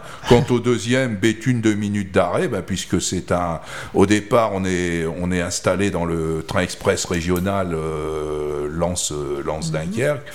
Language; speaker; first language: French; native; French